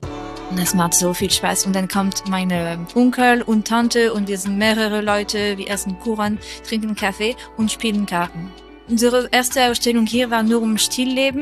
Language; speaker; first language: German; non-native, fluent; French